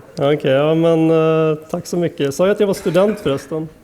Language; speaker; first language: Swedish; native; Swedish